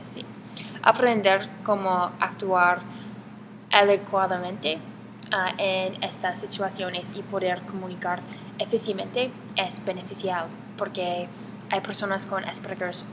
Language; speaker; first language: Spanish; non-native, learner; English